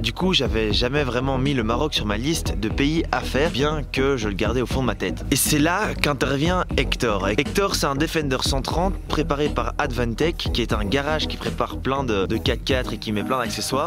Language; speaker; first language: French; native; French